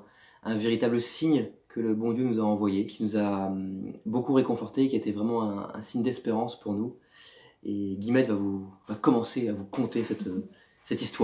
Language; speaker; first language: French; native; French